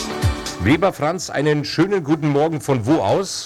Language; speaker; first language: German; native; German